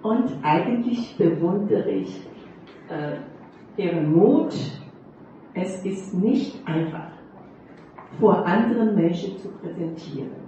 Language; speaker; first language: German; non-native, fluent; Chinese